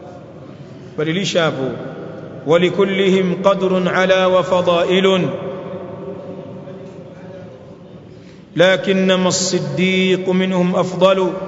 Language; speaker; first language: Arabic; non-native, fluent; Swahili